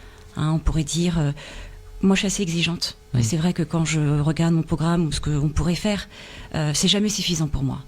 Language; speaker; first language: French; native; French